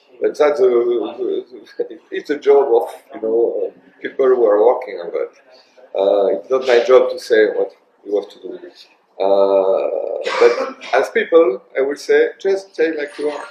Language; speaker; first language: English; non-native, learner; French